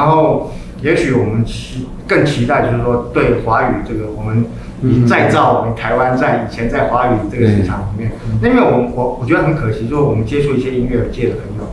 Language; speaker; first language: Chinese; native; Chinese